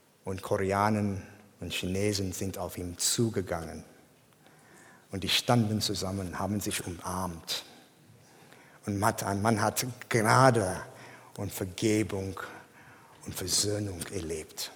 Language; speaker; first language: German; non-native, fluent; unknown